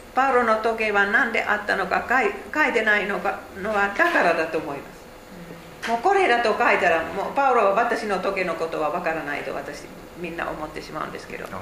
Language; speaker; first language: Japanese; non-native, fluent; Finnish